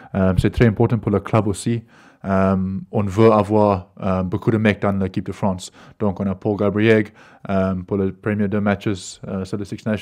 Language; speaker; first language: French; non-native, learner; English